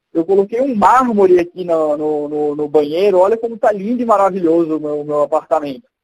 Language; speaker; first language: Portuguese; native; Portuguese